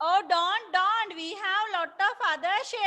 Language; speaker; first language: English; non-native, fluent; Sinhala